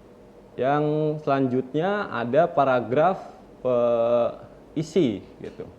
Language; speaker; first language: Indonesian; native; Indonesian